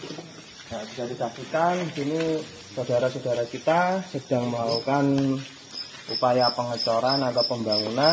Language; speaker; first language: Indonesian; native; Indonesian